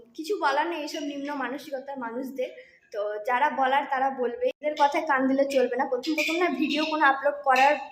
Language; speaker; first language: Bangla; non-native, local second language; Santali